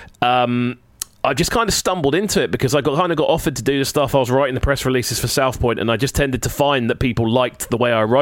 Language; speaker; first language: English; native; English